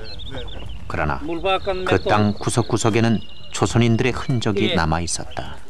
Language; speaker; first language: Korean; native; Korean